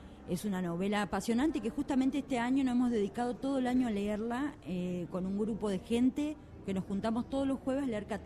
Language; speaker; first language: Spanish; native; Spanish